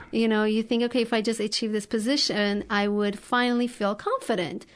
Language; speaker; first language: English; non-native, fluent; Turkish